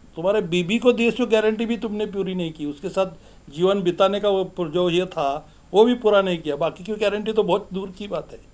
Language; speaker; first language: Hindi; non-native, local second language; Marathi